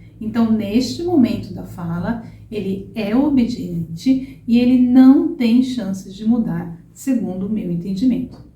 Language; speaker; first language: Portuguese; native; Portuguese